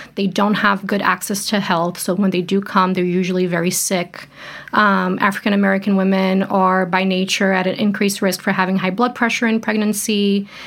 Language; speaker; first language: English; early bilingual, other home language; Portuguese